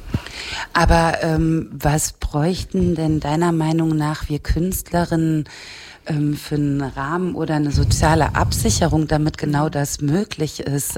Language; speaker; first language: German; native; German